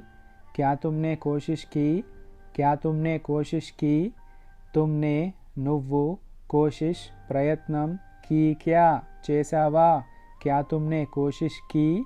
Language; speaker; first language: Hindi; non-native, local second language; Telugu